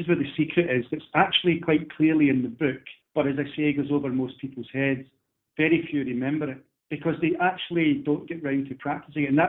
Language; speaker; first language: English; native; English